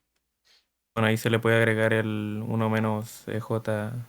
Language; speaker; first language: Spanish; native; Spanish